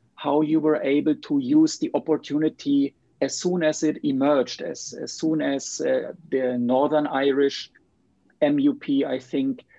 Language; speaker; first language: English; non-native, fluent; German